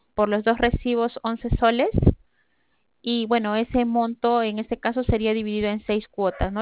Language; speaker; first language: Spanish; native; Spanish